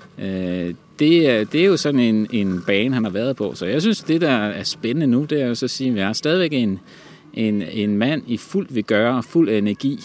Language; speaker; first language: Danish; native; Danish